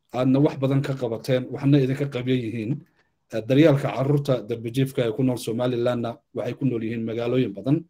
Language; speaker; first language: Somali; native; Somali